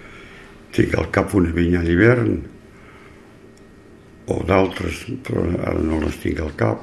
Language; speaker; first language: Catalan; native; Catalan